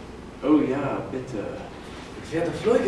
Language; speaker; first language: German; non-native, learner; English